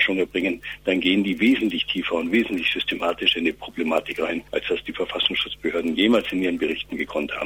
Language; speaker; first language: German; native; German